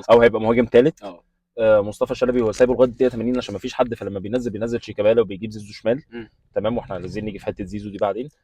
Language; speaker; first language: Arabic; native; Arabic